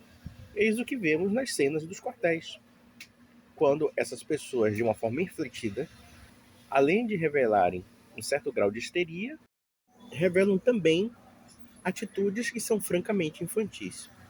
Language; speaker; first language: Portuguese; native; Portuguese